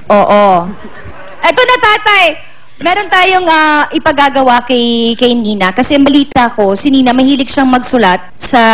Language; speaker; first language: Filipino; native; Filipino